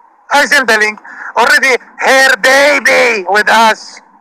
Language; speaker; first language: English; non-native, learner; Arabic